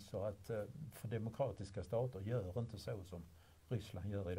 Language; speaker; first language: Swedish; native; Swedish